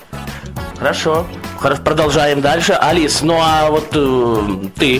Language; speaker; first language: Russian; native; Russian